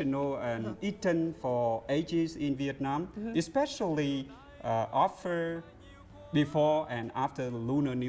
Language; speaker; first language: English; non-native, learner; Vietnamese